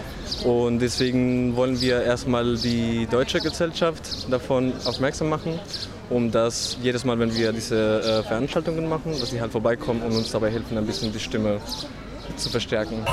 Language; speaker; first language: German; non-native, fluent; Spanish